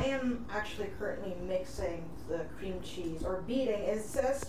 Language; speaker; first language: English; native; English